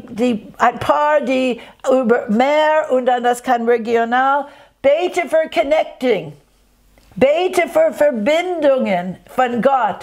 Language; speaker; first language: German; non-native, fluent; English